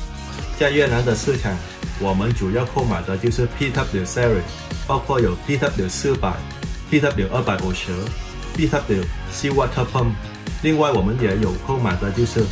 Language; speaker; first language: Chinese; early bilingual, heritage; Chinese